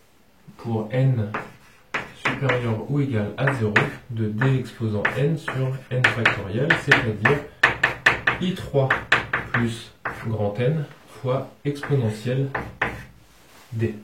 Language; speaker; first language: French; native; French